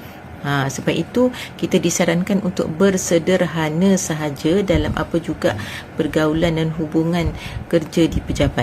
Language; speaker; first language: Malay; native; Malay